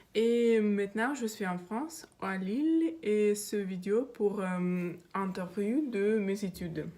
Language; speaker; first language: French; non-native, learner; Russian